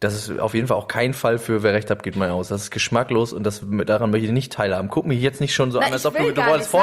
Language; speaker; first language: German; native; German